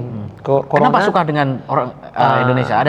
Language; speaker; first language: Indonesian; native; Indonesian